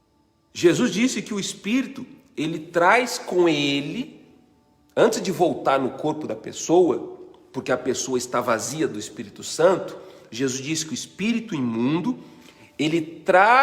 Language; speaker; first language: Portuguese; native; Portuguese